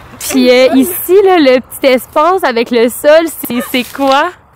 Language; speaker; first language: French; native; French